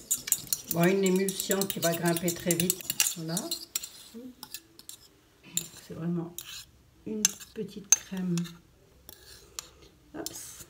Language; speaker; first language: French; native; French